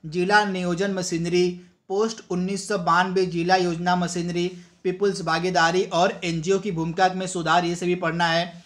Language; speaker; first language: Hindi; native; Hindi